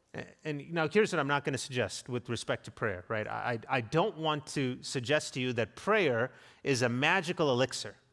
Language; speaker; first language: English; native; English